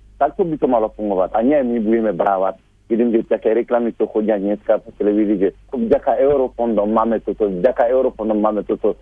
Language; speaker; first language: Slovak; non-native, fluent; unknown